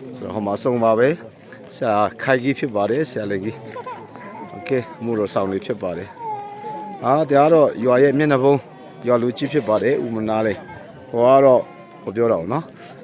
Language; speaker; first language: Burmese; non-native, local second language; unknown